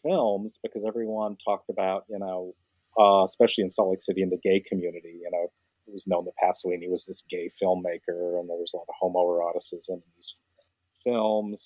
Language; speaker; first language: English; native; English